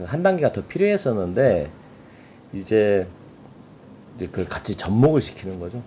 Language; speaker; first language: Korean; native; Korean